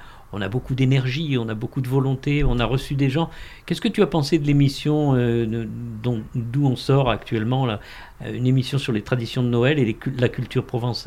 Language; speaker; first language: French; native; French